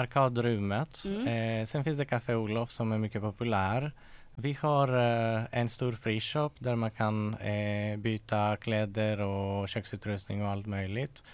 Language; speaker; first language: Swedish; non-native, fluent; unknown